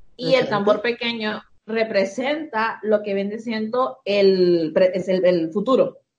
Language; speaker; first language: Spanish; native; Spanish